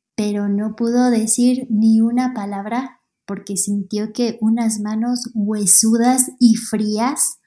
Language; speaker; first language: Spanish; native; Spanish